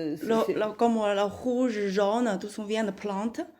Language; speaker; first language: French; non-native, learner; Chinese